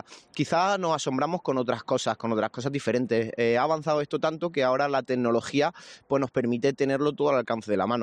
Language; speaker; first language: Spanish; native; Spanish